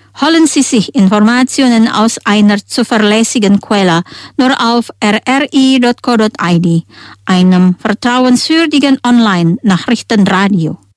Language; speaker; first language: German; non-native, fluent; Indonesian